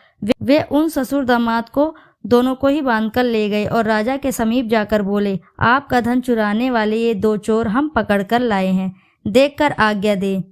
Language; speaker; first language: Hindi; native; Hindi